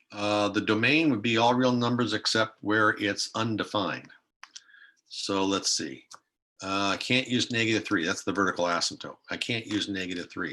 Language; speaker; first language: English; native; English